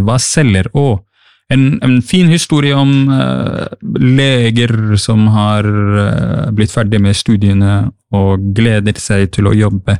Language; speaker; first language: Norwegian; non-native, fluent; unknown